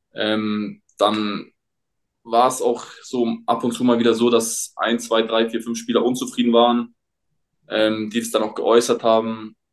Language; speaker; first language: German; native; German